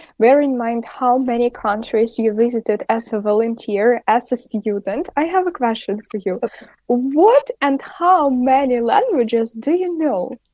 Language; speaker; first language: English; non-native, fluent; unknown